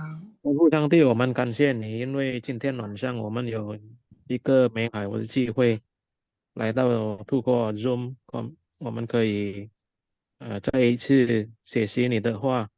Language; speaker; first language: Chinese; non-native, learner; Indonesian